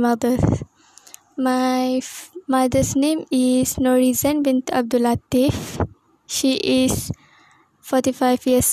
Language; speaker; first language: English; non-native, local second language; Malay